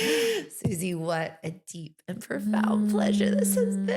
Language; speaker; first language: English; native; English